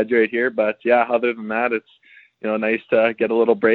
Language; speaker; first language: English; native; English